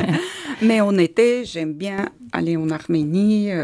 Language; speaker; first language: French; non-native, learner; Armenian